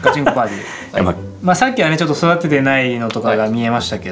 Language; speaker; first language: Japanese; native; Japanese